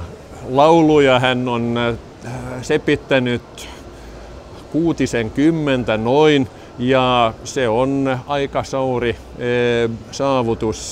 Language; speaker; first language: Finnish; non-native, local second language; Swedish